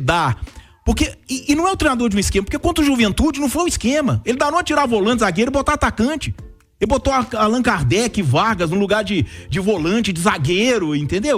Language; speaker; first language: Portuguese; native; Portuguese